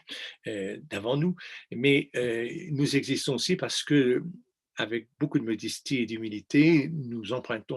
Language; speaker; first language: French; native; French